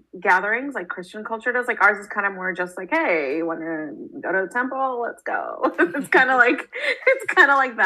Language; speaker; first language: English; native; English